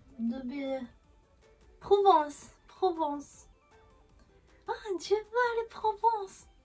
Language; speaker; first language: French; non-native, learner; Japanese